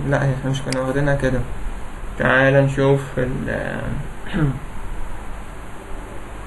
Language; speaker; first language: Arabic; native; Arabic